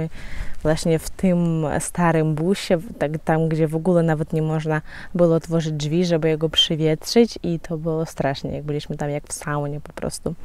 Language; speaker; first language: Polish; non-native, fluent; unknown